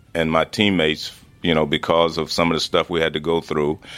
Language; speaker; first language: English; native; English